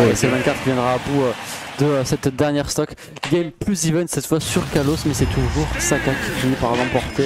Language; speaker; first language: French; native; French